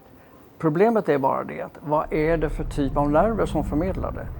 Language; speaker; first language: Swedish; native; Swedish